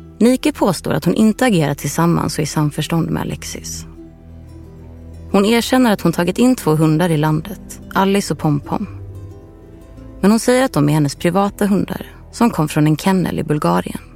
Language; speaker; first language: Swedish; native; Swedish